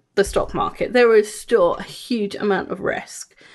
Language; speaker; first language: English; native; English